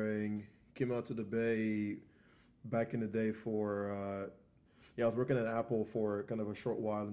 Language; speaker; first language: English; non-native, local second language; Igbo